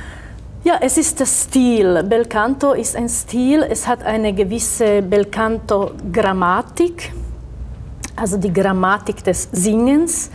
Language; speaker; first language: German; non-native, fluent; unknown